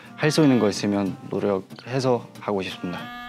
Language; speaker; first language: Korean; non-native, fluent; Mongolian